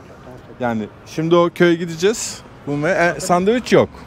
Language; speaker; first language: Turkish; native; Turkish